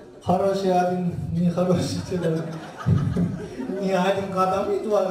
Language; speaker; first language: Russian; non-native, learner; Kyrgyz